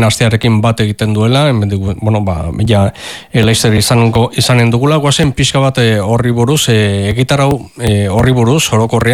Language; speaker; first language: Basque; native; Basque